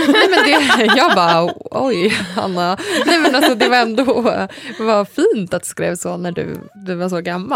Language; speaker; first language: Swedish; native; Swedish